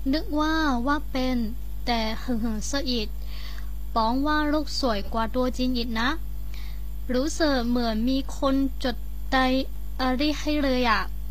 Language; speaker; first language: Thai; non-native, learner; Chinese